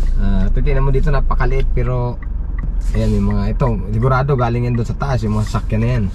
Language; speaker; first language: Filipino; native; Filipino